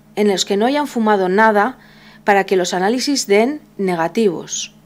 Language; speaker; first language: Spanish; native; Spanish